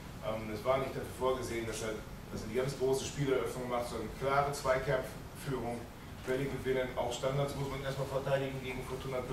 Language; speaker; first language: German; native; German